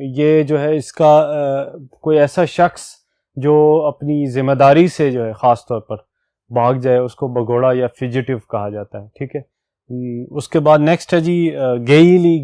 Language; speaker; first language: Urdu; non-native, local second language; Pashto